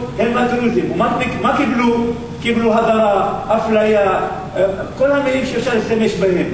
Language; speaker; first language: Hebrew; non-native, local second language; Arabic